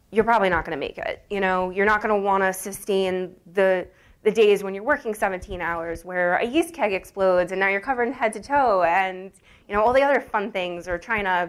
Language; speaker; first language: English; native; English